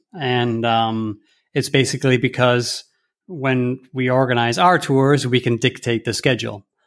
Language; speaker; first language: English; early bilingual, heritage; English